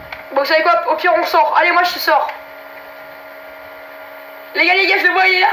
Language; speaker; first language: French; native; French